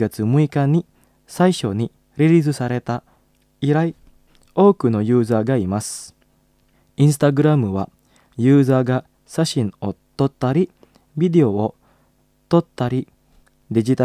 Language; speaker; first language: Japanese; non-native, fluent; Indonesian